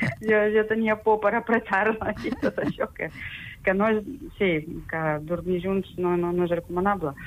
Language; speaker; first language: Catalan; non-native, fluent; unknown